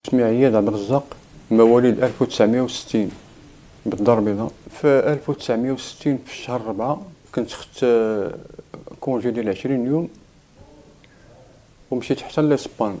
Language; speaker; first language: Arabic; native; Arabic